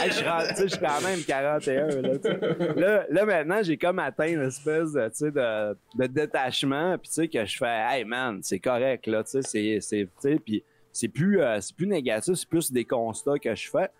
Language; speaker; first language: French; native; French